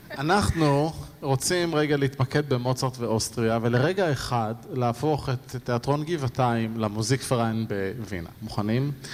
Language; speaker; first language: Hebrew; native; Hebrew